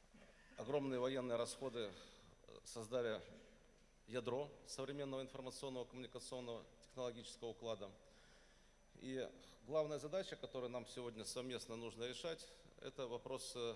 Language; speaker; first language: Russian; native; Russian